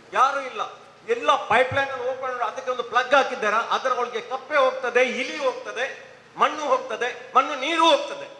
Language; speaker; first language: Kannada; native; Kannada